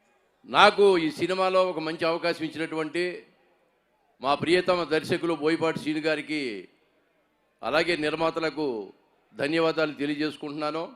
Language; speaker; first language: Telugu; native; Telugu